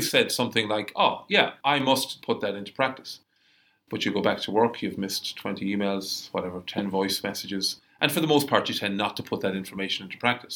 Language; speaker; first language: English; native; English